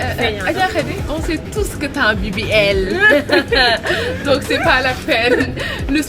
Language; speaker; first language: French; non-native, local second language; Wolof